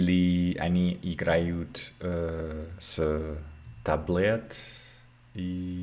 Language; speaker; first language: Russian; non-native, learner; English